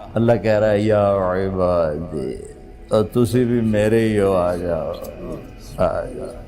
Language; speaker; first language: Urdu; non-native, local second language; Punjabi